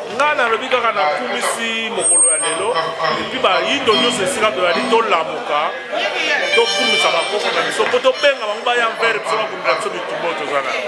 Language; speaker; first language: Lingala; non-native, local second language; Kongo